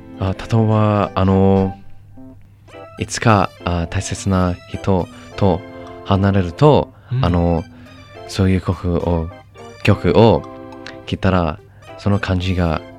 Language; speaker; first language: Japanese; non-native, learner; English